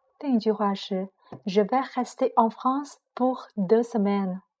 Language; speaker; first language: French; non-native, fluent; Chinese